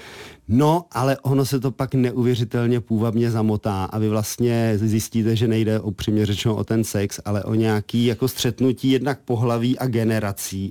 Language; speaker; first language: Czech; native; Czech